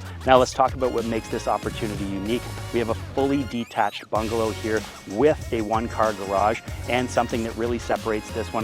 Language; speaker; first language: English; native; English